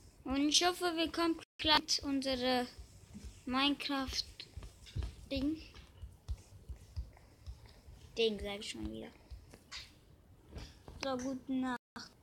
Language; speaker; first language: German; early bilingual, other home language; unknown